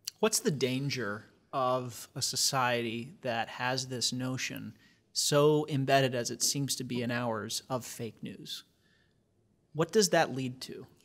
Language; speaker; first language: English; native; English